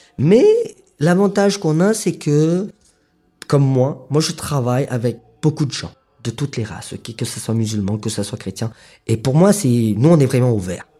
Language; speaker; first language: French; non-native, local second language; Morisyen